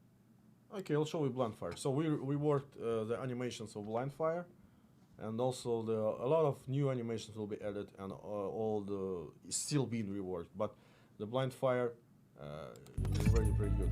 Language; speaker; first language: English; non-native, fluent; Russian